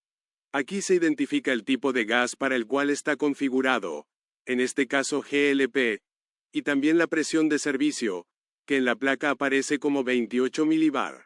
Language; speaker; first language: Spanish; native; Spanish